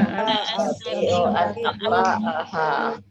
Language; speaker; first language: Arabic; non-native, learner; Indonesian